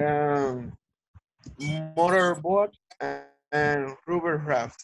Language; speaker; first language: English; non-native, learner; Spanish